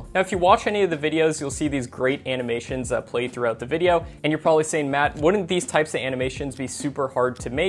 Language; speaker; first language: English; native; English